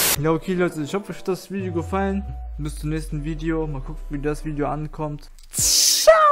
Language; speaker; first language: German; early bilingual, other home language; Kurdish